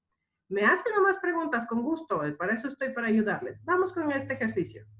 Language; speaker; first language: Spanish; native; Spanish